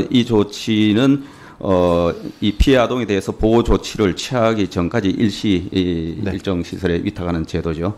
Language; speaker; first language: Korean; native; Korean